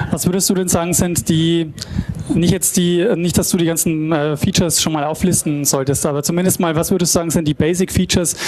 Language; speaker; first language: German; native; German